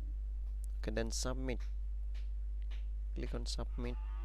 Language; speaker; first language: English; non-native, learner; Bangla